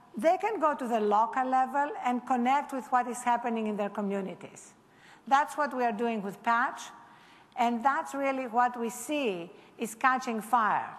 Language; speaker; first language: English; non-native, fluent; Greek